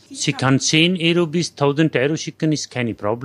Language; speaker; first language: German; non-native, learner; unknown